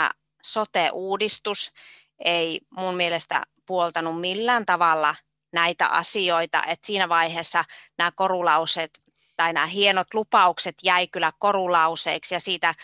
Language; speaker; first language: Finnish; native; Finnish